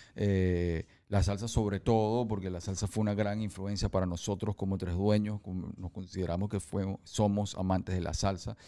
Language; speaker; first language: Spanish; early bilingual, heritage; Spanish